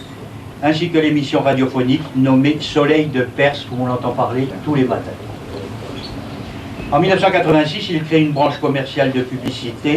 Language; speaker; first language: French; native; French